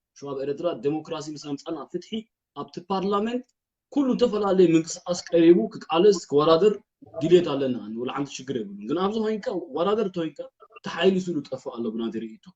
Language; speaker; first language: Tigrinya; early bilingual, heritage; Tigrinya